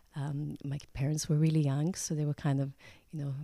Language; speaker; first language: English; non-native, fluent; Croatian